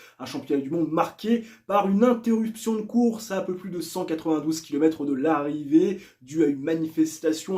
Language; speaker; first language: French; native; French